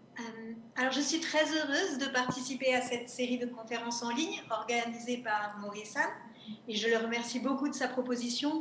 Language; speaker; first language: French; native; French